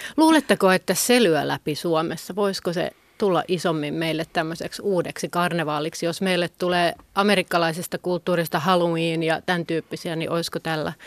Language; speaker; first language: Finnish; native; Finnish